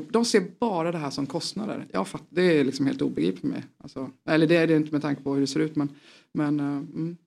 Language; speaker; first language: Swedish; native; Swedish